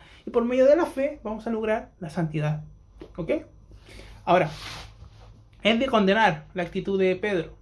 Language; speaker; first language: Spanish; native; Spanish